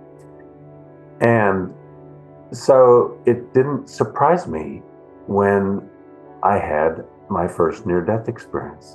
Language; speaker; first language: English; native; English